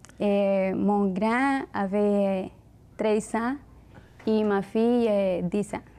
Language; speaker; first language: French; non-native, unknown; Spanish